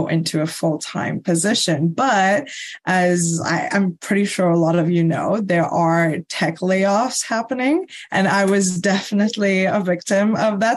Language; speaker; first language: English; non-native, fluent; Morisyen